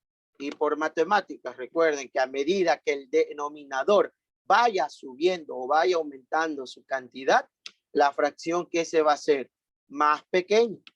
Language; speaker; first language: Spanish; native; Spanish